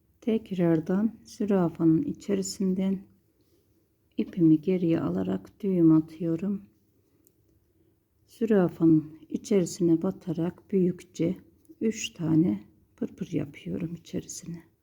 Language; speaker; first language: Turkish; native; Turkish